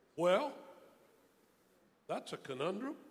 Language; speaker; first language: English; native; English